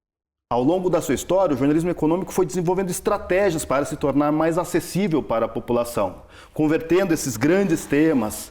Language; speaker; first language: Portuguese; native; Portuguese